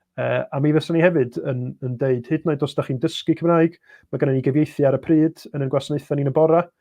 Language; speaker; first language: Welsh; native; Welsh